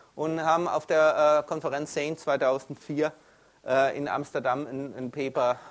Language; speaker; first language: German; native; German